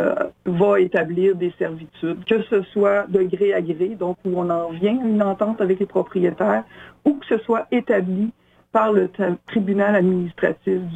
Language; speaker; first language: French; native; French